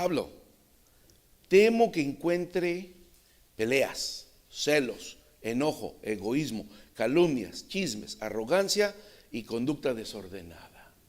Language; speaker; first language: Spanish; native; Spanish